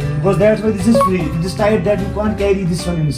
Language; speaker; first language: English; non-native, local second language; Kashmiri